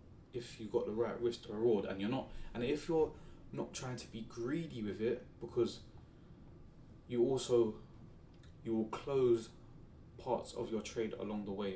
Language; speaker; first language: English; native; English